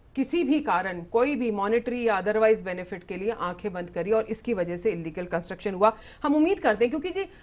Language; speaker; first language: Hindi; native; Hindi